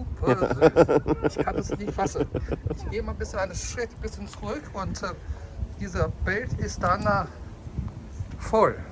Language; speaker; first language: German; non-native, fluent; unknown